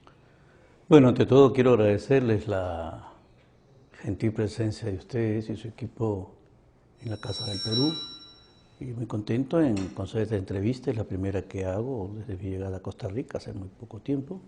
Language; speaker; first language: Spanish; native; Spanish